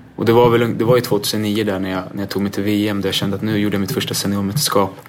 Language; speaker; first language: Swedish; native; Swedish